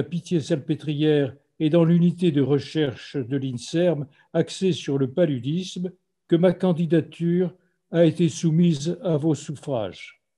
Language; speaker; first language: French; native; French